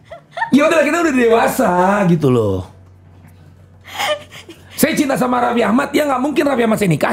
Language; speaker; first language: Indonesian; native; Indonesian